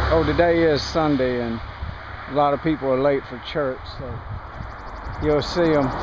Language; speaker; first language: English; native; English